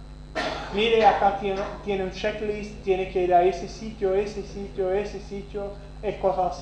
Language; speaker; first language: Spanish; non-native, fluent; Portuguese